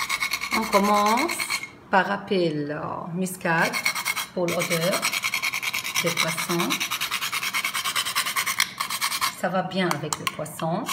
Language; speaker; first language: French; non-native, fluent; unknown